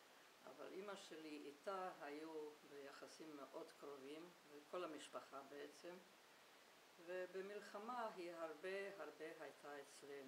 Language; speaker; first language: Hebrew; non-native, fluent; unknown